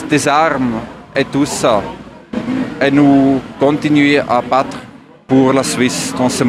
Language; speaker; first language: French; non-native, learner; German